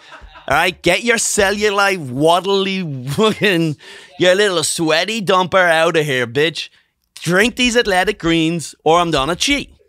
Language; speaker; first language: English; native; English